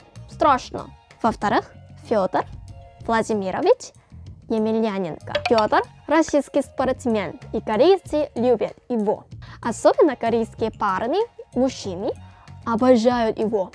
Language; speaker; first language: Russian; non-native, fluent; Korean